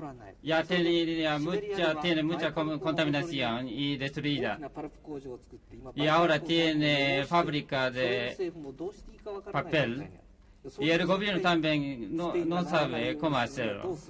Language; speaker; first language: Spanish; non-native, learner; Japanese